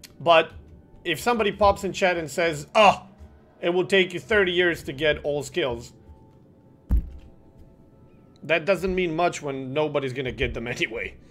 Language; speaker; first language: English; non-native, fluent; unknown